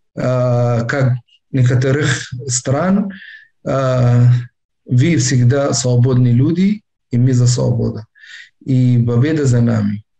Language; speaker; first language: Russian; non-native, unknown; Arabic